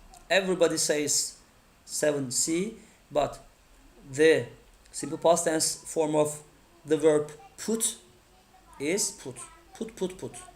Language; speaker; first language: English; non-native, fluent; Turkish